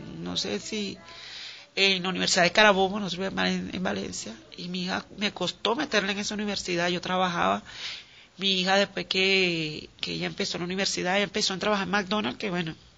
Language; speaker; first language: Spanish; native; Spanish